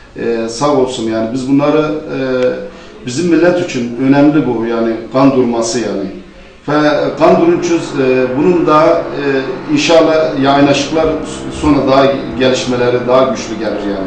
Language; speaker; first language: Turkish; non-native, fluent; Arabic